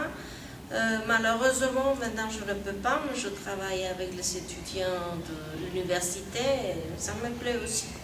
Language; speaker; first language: French; non-native, fluent; Spanish